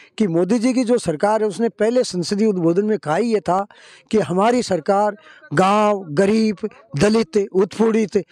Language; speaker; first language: Hindi; native; Hindi